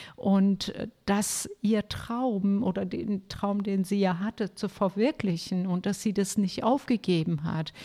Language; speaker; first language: German; non-native, fluent; Turkish